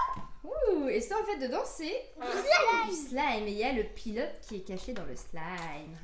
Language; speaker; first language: French; native; French